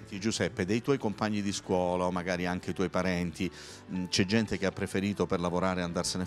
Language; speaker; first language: Italian; native; Italian